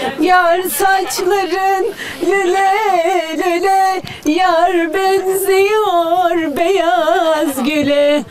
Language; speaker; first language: Turkish; native; Turkish